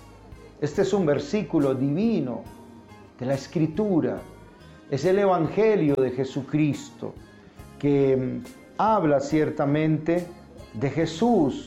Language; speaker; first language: Spanish; native; Spanish